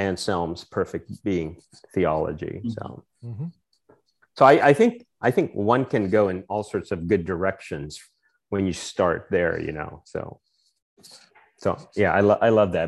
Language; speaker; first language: English; non-native, local second language; Filipino